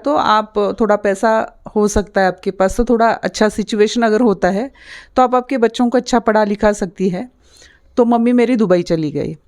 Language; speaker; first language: Hindi; non-native, local second language; Marathi